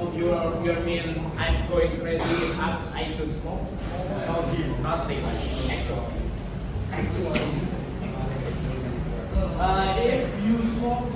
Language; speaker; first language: English; non-native, learner; Indonesian